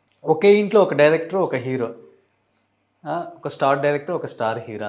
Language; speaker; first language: Telugu; native; Telugu